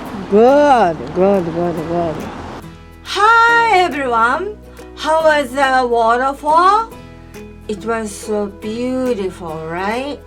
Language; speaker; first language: English; non-native, fluent; Japanese